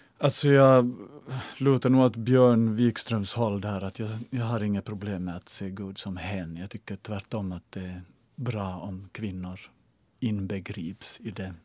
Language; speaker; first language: Swedish; native; Swedish